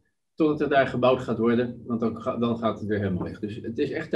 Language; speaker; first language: Dutch; native; Dutch